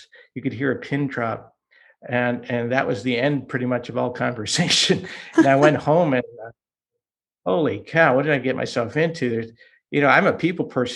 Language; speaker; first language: English; early bilingual, other home language; Hungarian